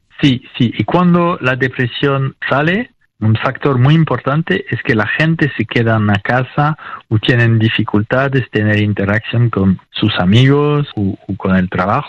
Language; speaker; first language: Spanish; non-native, fluent; French